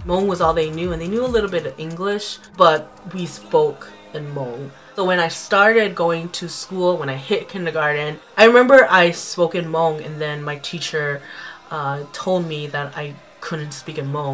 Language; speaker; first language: English; early bilingual, other home language; Hmong